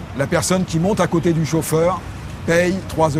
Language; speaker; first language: French; native; French